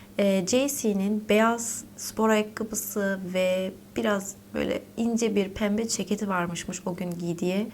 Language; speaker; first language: Turkish; early bilingual, heritage; Turkish